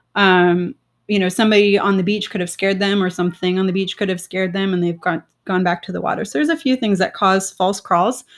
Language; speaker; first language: English; native; English